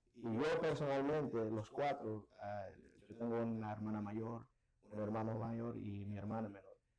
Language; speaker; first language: Spanish; early bilingual, heritage; Spanish